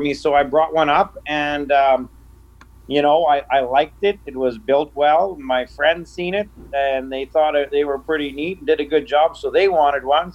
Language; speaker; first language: English; native; English